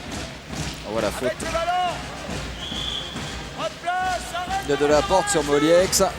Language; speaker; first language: French; native; French